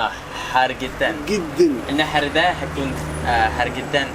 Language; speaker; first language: Arabic; non-native, learner; English